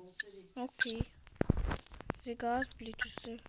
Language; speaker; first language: Bulgarian; non-native, learner; English